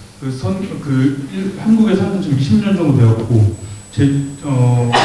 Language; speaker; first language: Korean; native; Korean